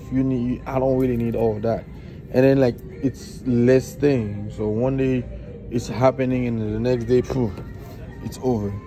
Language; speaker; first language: English; non-native, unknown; Haitian Creole